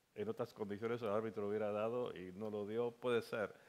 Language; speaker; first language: Spanish; non-native, fluent; English